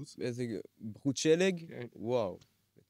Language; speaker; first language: Hebrew; native; Hebrew